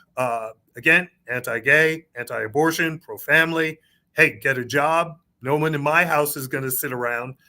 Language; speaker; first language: English; native; English